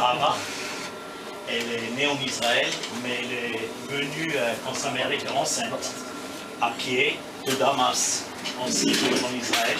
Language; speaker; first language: French; native; French